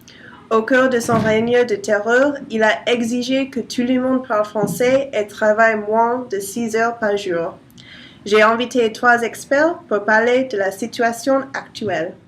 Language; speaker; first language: French; non-native, learner; English